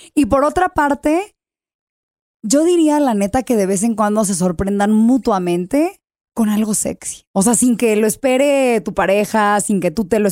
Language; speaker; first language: Spanish; early bilingual, heritage; English